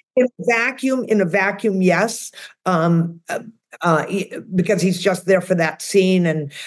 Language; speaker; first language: English; native; English